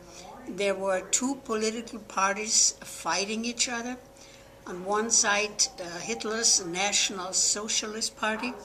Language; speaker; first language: English; non-native, fluent; German